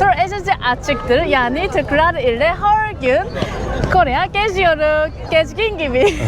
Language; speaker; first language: Turkish; non-native, learner; Korean